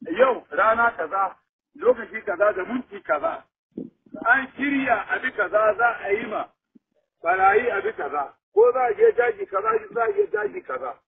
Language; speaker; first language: Hausa; non-native, local second language; Fula